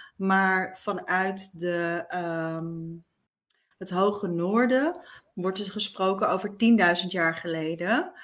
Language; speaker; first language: Dutch; native; Dutch